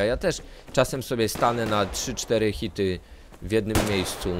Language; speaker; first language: Polish; native; Polish